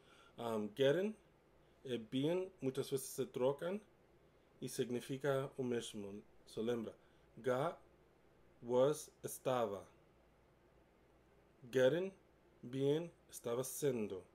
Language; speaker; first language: Portuguese; non-native, learner; English